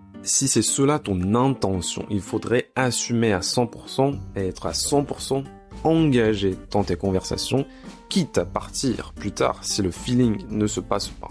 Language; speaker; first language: French; native; French